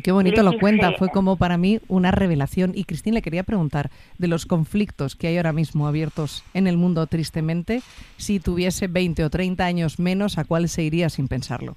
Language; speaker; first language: Spanish; native; Spanish